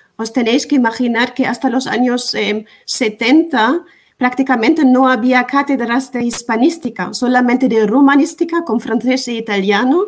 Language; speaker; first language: Spanish; non-native, fluent; German